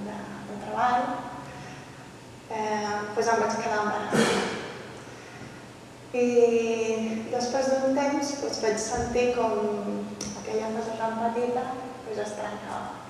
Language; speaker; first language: Catalan; early bilingual, heritage; Catalan